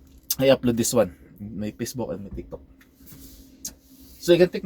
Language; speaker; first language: English; non-native, local second language; Filipino